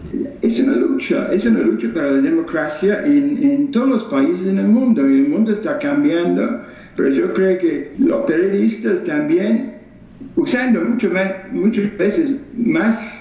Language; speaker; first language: Spanish; non-native, fluent; English